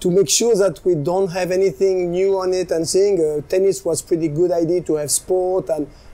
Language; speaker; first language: English; non-native, fluent; French